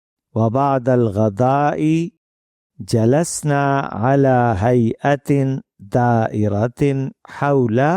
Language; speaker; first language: Arabic; non-native, fluent; Urdu